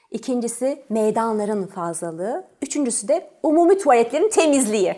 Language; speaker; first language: Turkish; early bilingual, other home language; French